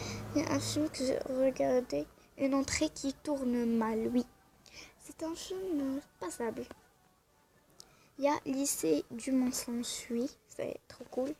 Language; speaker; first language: French; non-native, learner; Arabic